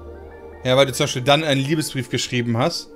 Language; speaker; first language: German; native; German